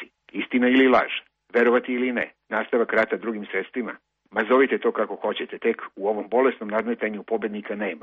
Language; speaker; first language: Croatian; native; Croatian